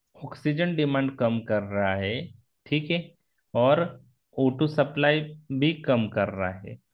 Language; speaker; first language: Hindi; non-native, local second language; Marathi